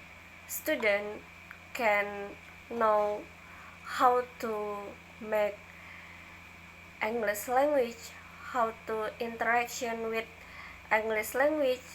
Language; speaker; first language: English; non-native, learner; Indonesian